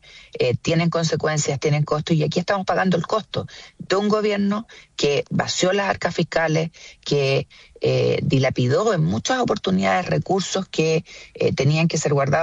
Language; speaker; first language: Spanish; native; Spanish